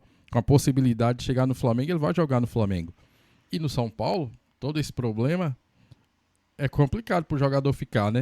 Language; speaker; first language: Portuguese; native; Portuguese